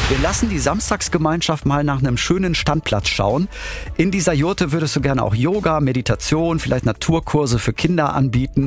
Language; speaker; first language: German; native; German